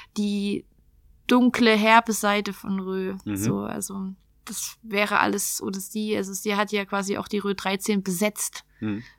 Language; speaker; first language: German; native; German